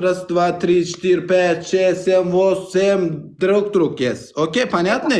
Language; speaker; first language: Russian; non-native, learner; Turkmen